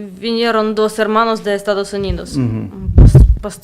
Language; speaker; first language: Spanish; non-native, learner; Russian